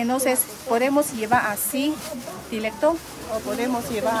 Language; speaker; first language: Spanish; non-native, learner; Chinese